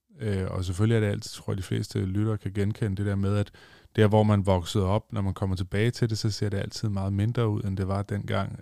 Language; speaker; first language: Danish; native; Danish